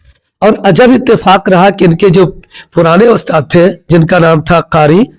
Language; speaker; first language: Urdu; native; Urdu